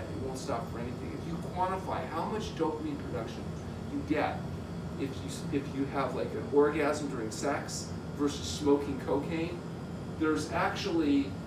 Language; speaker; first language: English; native; English